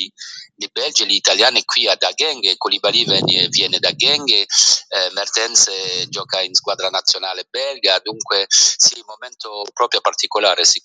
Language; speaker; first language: Italian; early bilingual, heritage; French